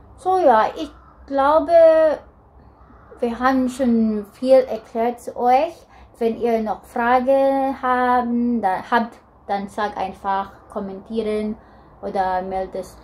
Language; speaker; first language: German; non-native, learner; Filipino